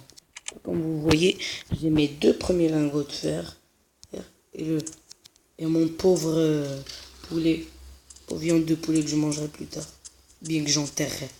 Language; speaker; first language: French; non-native, local second language; Arabic